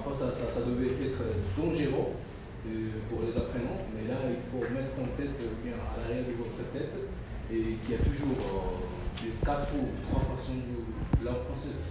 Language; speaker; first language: French; non-native, fluent; Swahili